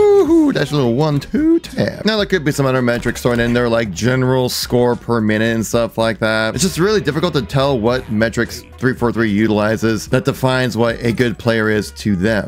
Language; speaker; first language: English; native; English